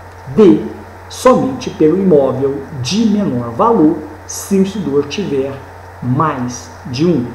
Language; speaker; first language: Portuguese; native; Portuguese